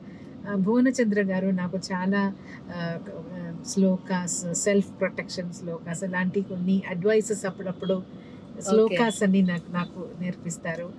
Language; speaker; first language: Telugu; non-native, local second language; Malayalam